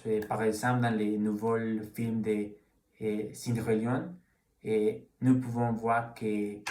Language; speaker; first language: French; non-native, learner; Spanish